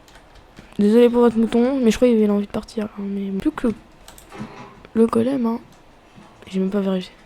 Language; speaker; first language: French; native; French